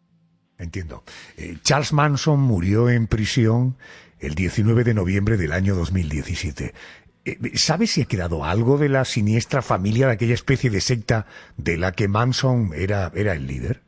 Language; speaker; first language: Spanish; native; Spanish